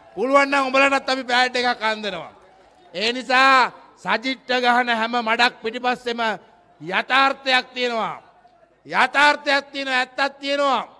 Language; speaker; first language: Sinhala; native; Sinhala